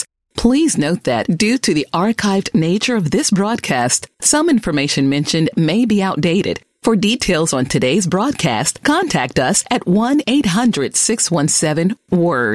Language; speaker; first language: English; native; English